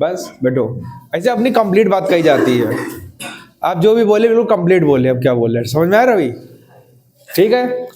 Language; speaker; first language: Hindi; native; Hindi